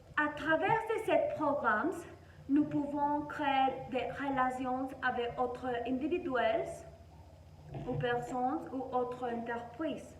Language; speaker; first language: French; non-native, learner; Spanish